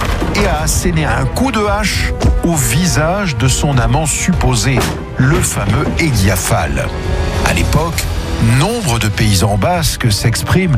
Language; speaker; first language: French; native; French